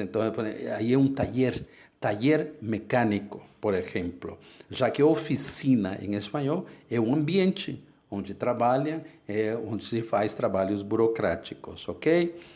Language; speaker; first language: Portuguese; non-native, fluent; Spanish